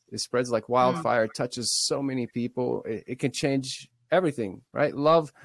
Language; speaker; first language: English; early bilingual, other home language; Russian